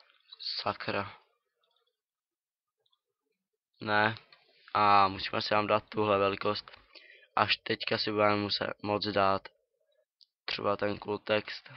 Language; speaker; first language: Czech; native; Czech